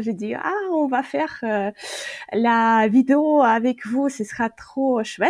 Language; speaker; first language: French; non-native, fluent; Ukrainian